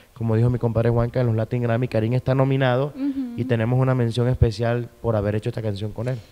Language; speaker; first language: Spanish; native; Spanish